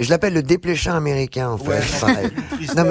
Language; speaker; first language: French; native; French